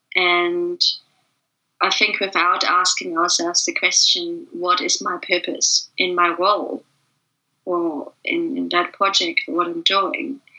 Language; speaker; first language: English; non-native, fluent; German